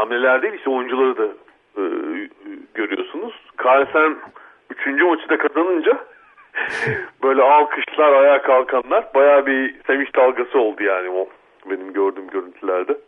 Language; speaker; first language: Turkish; native; Turkish